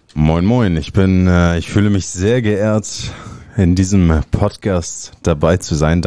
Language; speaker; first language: German; early bilingual, other home language; Italian